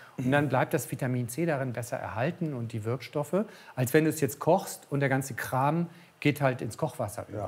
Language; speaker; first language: German; native; German